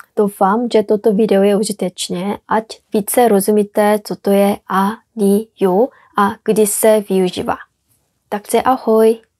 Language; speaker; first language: Czech; non-native, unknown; Korean